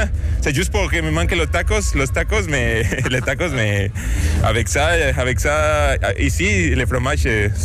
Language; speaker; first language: French; non-native, learner; Spanish